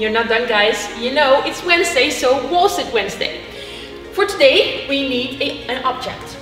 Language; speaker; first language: English; non-native, fluent; Dutch